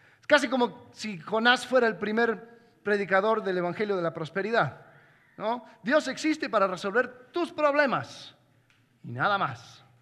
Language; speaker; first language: Spanish; non-native, fluent; English